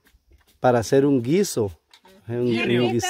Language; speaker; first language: Spanish; native; Spanish